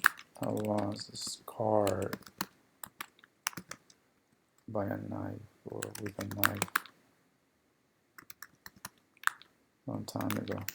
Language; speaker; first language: English; non-native, fluent; Spanish